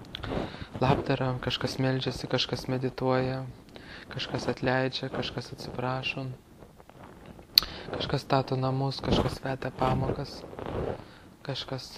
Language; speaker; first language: Lithuanian; native; Lithuanian